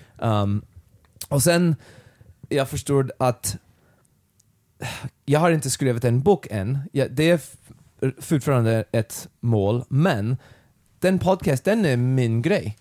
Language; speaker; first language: Swedish; non-native, learner; English